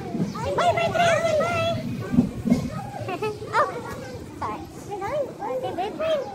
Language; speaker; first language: English; non-native, local second language; Filipino